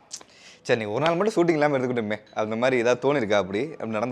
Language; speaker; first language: Tamil; native; Tamil